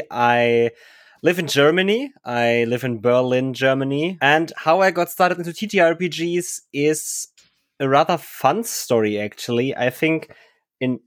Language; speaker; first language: English; non-native, fluent; German